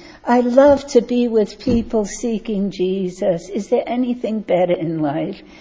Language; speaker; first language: English; native; English